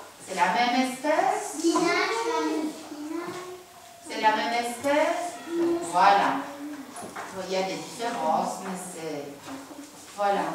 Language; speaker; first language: French; native; French